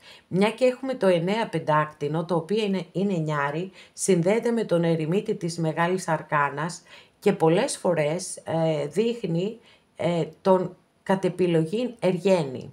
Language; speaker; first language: Greek; native; Greek